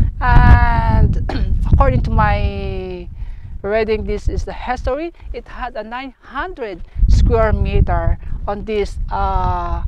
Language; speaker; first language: English; non-native, learner; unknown